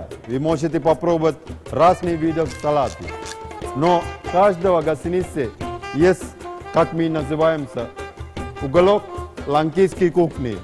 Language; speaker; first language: Russian; non-native, fluent; Sinhala